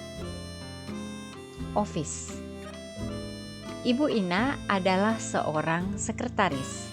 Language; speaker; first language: Indonesian; native; Indonesian